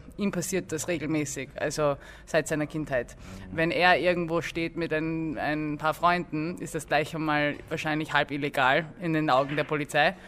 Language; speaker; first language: German; early bilingual, other home language; English